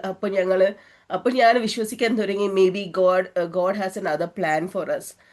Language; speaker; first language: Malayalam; early bilingual, heritage; Malayalam